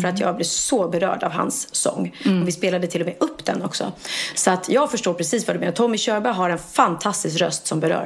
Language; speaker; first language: Swedish; native; Swedish